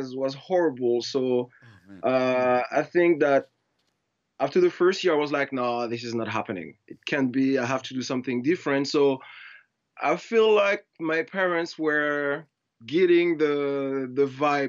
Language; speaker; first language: English; non-native, fluent; French